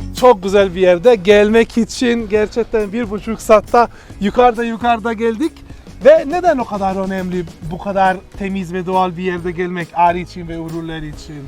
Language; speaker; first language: Turkish; non-native, learner; Italian